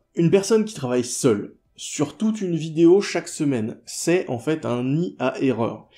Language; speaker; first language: French; native; French